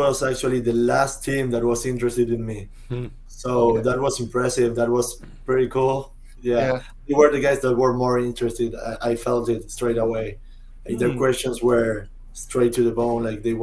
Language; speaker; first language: English; non-native, fluent; Spanish